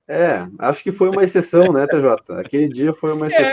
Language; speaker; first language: Portuguese; native; Portuguese